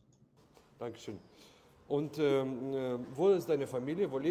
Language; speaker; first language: German; native; German